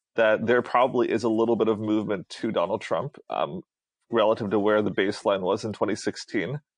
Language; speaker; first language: English; early bilingual, other home language; Hindi